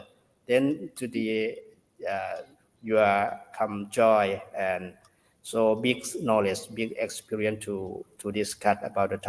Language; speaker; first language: English; non-native, learner; Thai